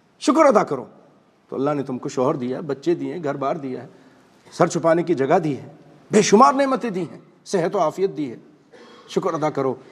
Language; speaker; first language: Urdu; native; Urdu